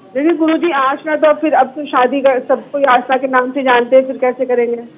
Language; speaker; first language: Hindi; non-native, local second language; Bangla